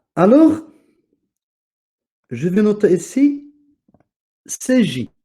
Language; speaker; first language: French; non-native, local second language; Arabic